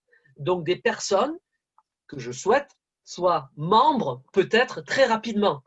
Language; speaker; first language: French; native; French